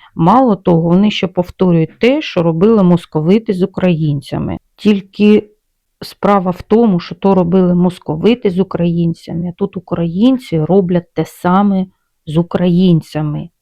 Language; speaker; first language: Ukrainian; non-native, local second language; Russian